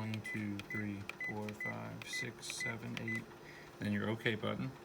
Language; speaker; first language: English; native; English